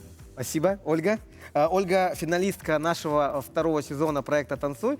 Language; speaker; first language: Russian; native; Russian